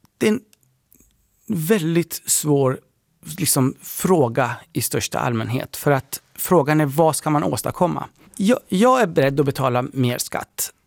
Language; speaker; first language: Swedish; early bilingual, other home language; Persian